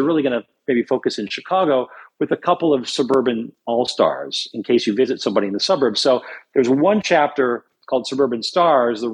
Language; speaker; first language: English; native; English